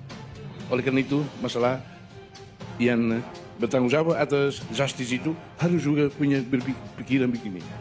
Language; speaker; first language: Indonesian; non-native, fluent; Tetum